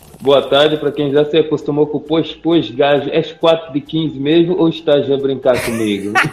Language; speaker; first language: Portuguese; native; Portuguese